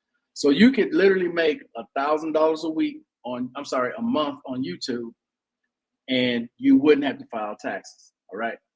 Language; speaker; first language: English; native; English